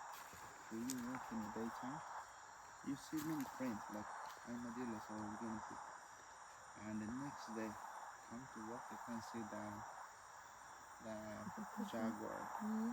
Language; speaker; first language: English; non-native, local second language; Spanish